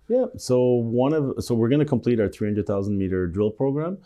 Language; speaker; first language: English; native; English